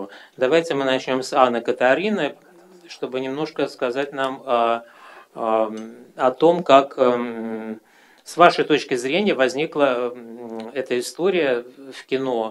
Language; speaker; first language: Russian; native; Russian